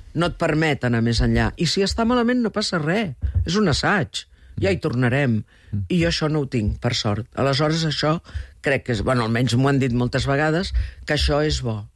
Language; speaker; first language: Catalan; early bilingual, heritage; Catalan